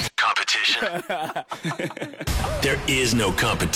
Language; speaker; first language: English; native; English